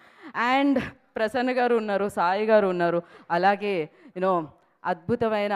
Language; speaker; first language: Telugu; native; Telugu